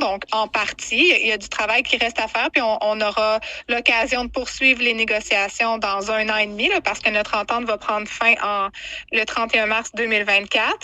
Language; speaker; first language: French; native; French